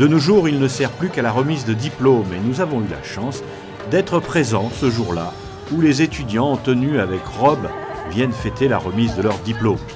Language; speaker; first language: French; native; French